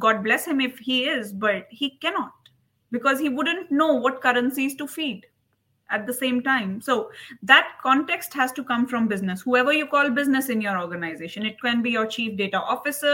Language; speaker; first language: English; non-native, local second language; Hindi